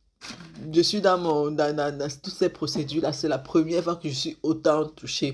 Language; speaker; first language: French; native; French